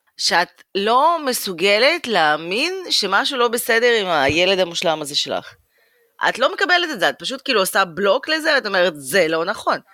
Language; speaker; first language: Hebrew; early bilingual, other home language; Russian